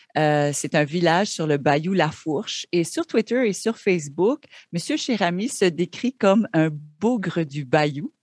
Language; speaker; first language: French; native; French